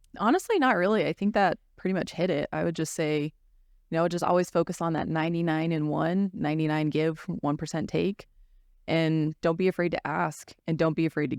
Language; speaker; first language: English; native; English